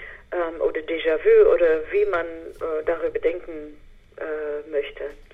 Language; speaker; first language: German; non-native, fluent; English